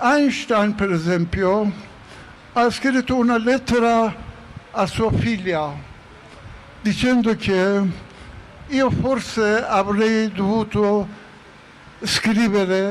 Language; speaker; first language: Italian; non-native, fluent; Persian